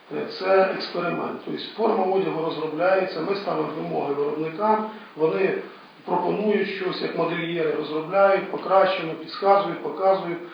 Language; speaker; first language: Ukrainian; non-native, local second language; Russian